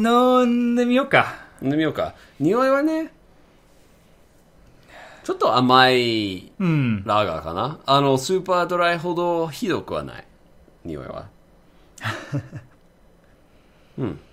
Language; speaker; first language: Japanese; non-native, fluent; English